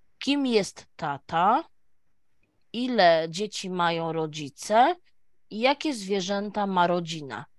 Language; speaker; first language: Polish; native; Polish